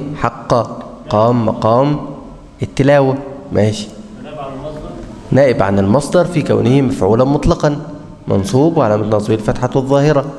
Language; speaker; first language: Arabic; native; Arabic